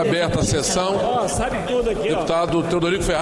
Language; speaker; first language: Portuguese; native; Portuguese